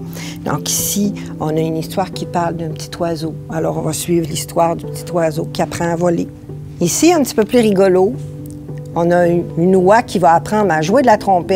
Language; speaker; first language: French; native; French